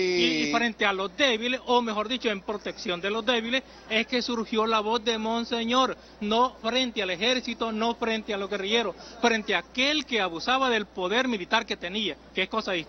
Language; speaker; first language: Spanish; native; Spanish